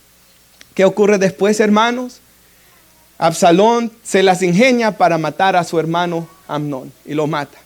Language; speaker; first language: Spanish; native; Spanish